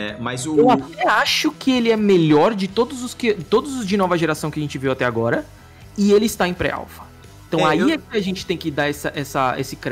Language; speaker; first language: Portuguese; native; Portuguese